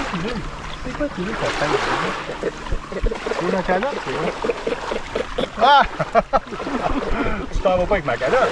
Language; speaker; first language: French; native; French